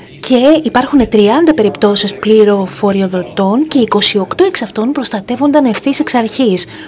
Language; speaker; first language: Greek; native; Greek